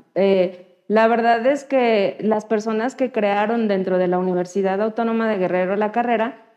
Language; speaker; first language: Spanish; native; Spanish